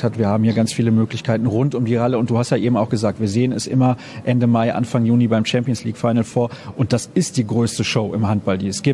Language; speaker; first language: German; native; German